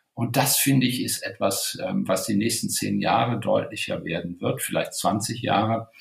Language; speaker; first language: German; native; German